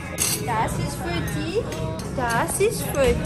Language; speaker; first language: German; non-native, learner; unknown